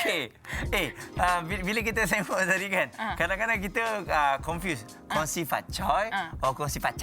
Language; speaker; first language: Malay; native; Malay